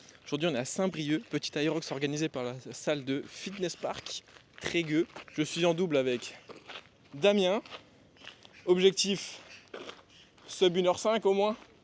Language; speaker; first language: French; native; French